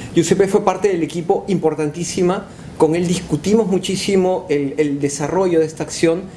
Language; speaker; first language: Spanish; native; Spanish